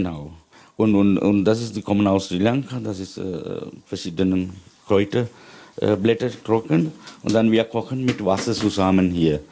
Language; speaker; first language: German; non-native, learner; Sinhala